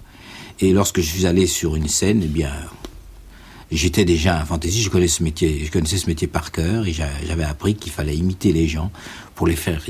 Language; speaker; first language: French; native; French